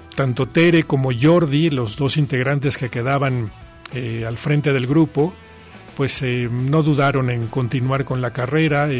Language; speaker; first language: Spanish; native; Spanish